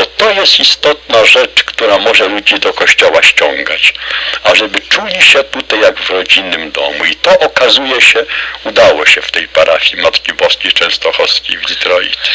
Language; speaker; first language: Polish; native; Polish